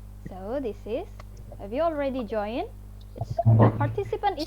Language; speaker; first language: English; non-native, fluent; Indonesian